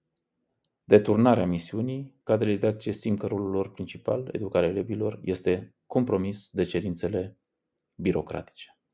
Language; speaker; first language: Romanian; native; Romanian